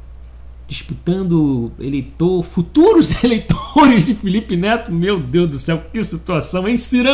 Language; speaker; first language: Portuguese; native; Portuguese